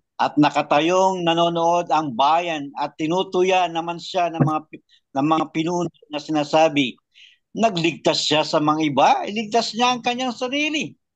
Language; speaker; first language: Filipino; native; Filipino